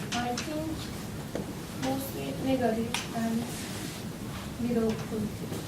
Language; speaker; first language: English; non-native, learner; Turkish